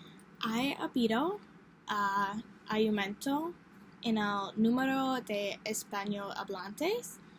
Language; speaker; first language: Spanish; non-native, learner; English